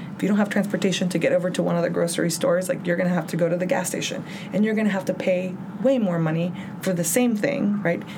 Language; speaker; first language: English; early bilingual, other home language; Spanish